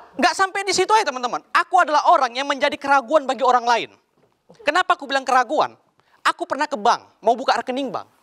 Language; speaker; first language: Indonesian; native; Indonesian